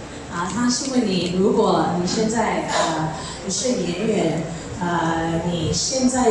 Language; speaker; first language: Chinese; early bilingual, heritage; Chinese